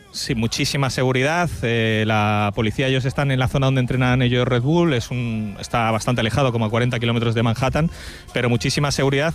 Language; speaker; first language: Spanish; native; Spanish